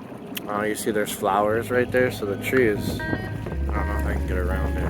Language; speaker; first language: English; native; English